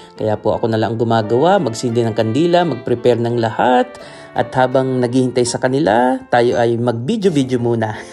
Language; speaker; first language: Filipino; native; Filipino